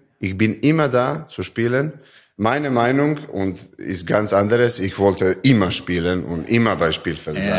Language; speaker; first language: German; non-native, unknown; Serbian